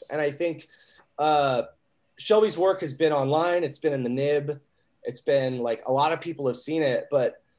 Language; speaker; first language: English; native; English